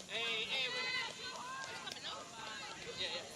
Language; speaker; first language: English; native; English